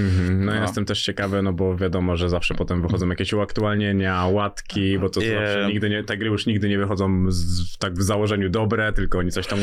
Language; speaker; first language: Polish; native; Polish